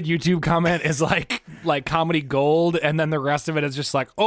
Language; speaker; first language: English; native; English